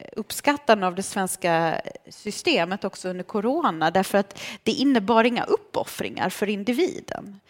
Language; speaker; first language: Swedish; early bilingual, other home language; Romanian